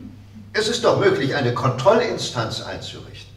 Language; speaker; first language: German; native; German